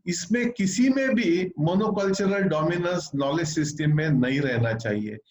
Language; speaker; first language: Hindi; non-native, local second language; Marathi